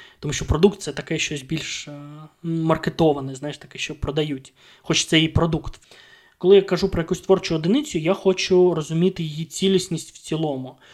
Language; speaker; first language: Ukrainian; non-native, local second language; Russian